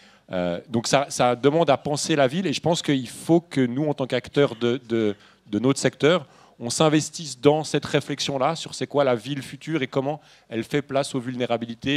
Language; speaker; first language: French; native; French